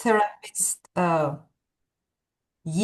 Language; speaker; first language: English; non-native, fluent; Spanish